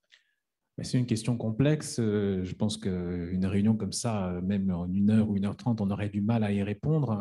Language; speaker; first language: French; native; French